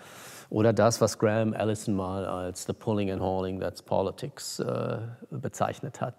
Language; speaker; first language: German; native; German